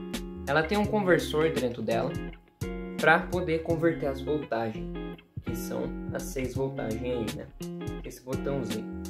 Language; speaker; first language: Portuguese; native; Portuguese